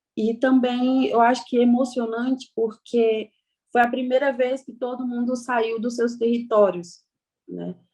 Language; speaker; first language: Portuguese; non-native, local second language; Kayapó